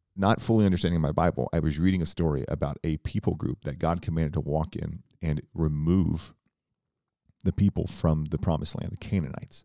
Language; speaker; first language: English; native; English